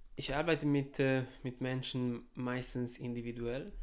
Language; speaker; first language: German; non-native, fluent; Hungarian